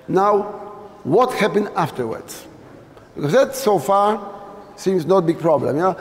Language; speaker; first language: English; non-native, fluent; Polish